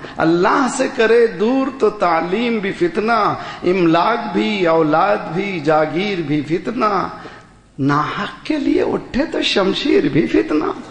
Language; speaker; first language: Urdu; native; Urdu